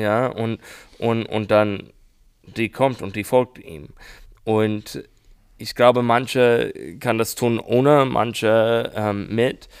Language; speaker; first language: German; non-native, learner; English